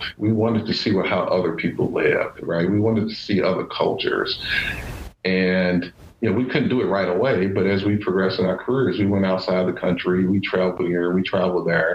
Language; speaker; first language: English; native; English